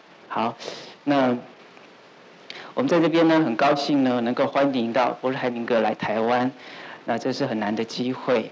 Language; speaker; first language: Chinese; native; Chinese